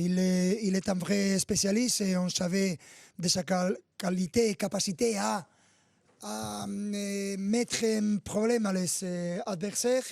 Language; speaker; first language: French; non-native, fluent; Spanish